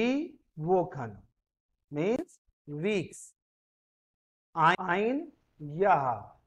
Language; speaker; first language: German; non-native, fluent; Hindi